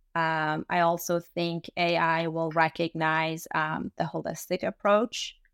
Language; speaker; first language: English; early bilingual, other home language; Persian